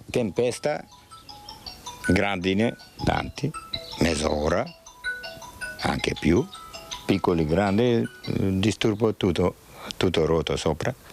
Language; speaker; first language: Italian; non-native, learner; Macedonian